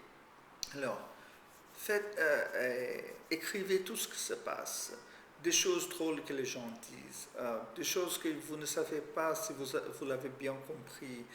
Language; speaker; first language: French; non-native, fluent; Portuguese